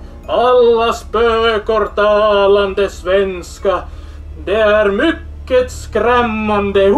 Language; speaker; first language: Swedish; non-native, local second language; Finnish